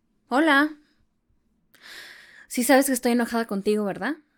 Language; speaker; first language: Spanish; early bilingual, heritage; Spanish